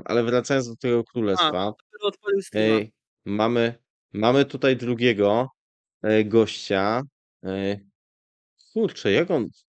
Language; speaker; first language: Polish; native; Polish